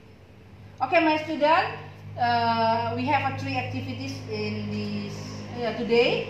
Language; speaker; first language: English; non-native, learner; Indonesian